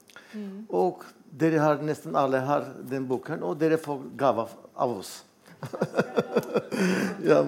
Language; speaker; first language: Swedish; non-native, learner; Armenian